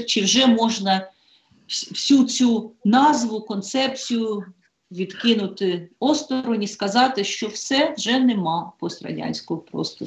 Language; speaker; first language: Ukrainian; native; Ukrainian